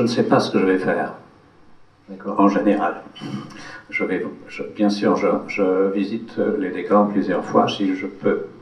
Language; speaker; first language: French; non-native, fluent; English